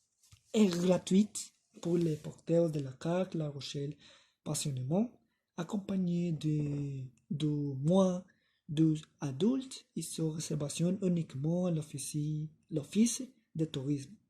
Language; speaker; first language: French; non-native, learner; Spanish